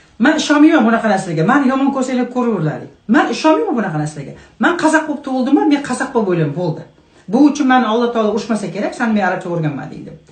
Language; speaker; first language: Uzbek; non-native, local second language; Kazakh